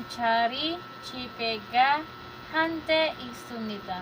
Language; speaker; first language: Korean; non-native, learner; Filipino